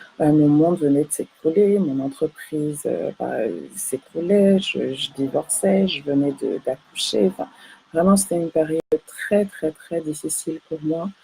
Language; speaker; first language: French; native; French